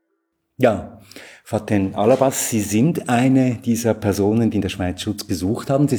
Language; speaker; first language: German; native; German